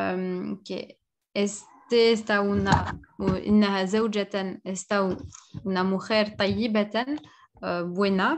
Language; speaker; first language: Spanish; non-native, learner; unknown